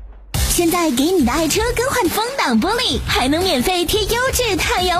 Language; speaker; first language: Chinese; native; Chinese